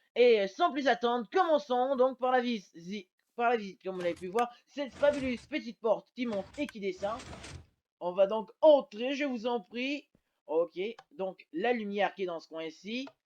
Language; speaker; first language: French; native; French